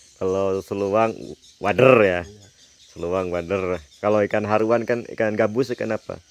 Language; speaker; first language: Indonesian; native; Indonesian